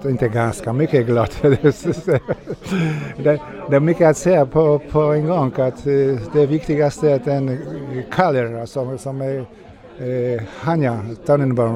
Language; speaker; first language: Swedish; non-native, fluent; Polish